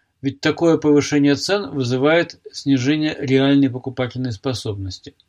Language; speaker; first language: Russian; native; Russian